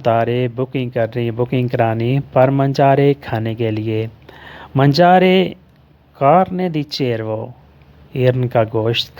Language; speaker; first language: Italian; non-native, fluent; Urdu